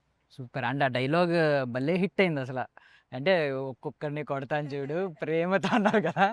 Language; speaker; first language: Telugu; native; Telugu